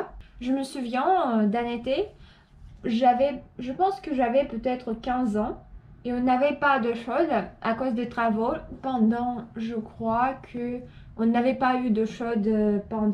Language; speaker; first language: French; non-native, fluent; Russian